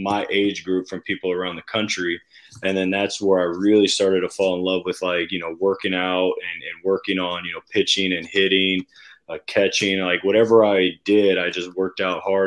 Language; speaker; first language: English; native; English